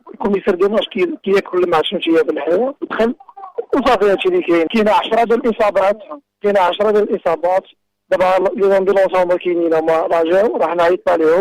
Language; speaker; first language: Arabic; native; Arabic